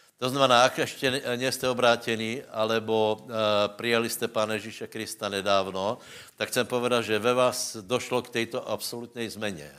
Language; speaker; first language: Czech; non-native, local second language; Slovak